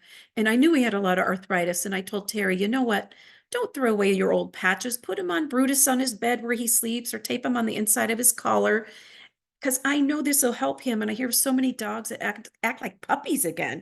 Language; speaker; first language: English; native; English